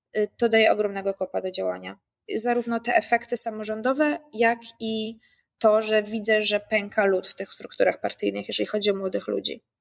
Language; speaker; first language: Polish; native; Polish